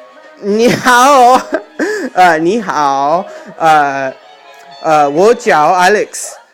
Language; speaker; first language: Chinese; non-native, learner; English